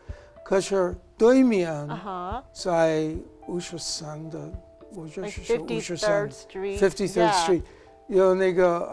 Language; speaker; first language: Chinese; non-native, learner; English